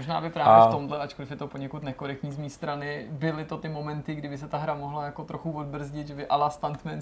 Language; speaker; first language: Czech; native; Czech